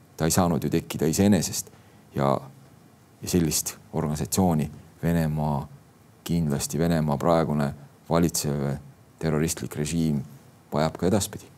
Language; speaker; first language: Estonian; native; Estonian